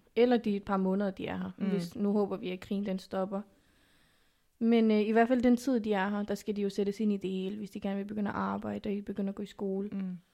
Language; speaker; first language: Danish; early bilingual, other home language; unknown